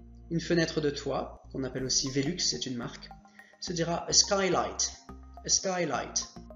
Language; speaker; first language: French; native; French